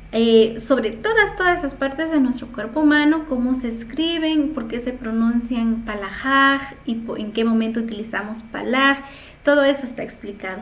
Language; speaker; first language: Spanish; non-native, local second language; Kʼicheʼ